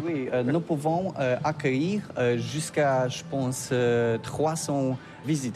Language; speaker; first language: French; non-native, learner; Polish